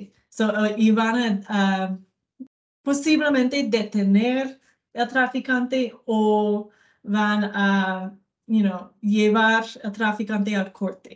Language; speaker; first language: Spanish; non-native, learner; English